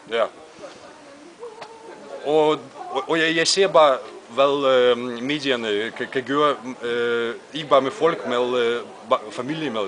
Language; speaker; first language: Danish; non-native, fluent; Russian